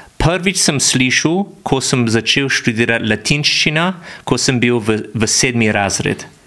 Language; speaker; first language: Slovenian; non-native, fluent; English